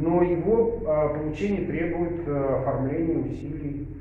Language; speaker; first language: Russian; native; Russian